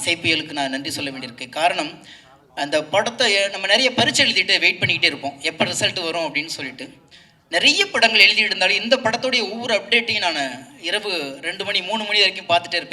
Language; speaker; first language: Tamil; native; Tamil